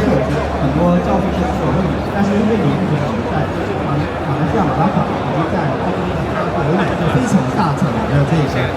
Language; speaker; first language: Chinese; native; Chinese